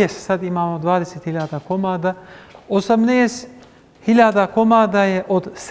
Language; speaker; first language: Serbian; early bilingual, heritage; Turkish